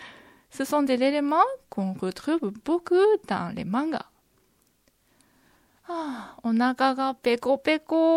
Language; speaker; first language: French; non-native, fluent; Japanese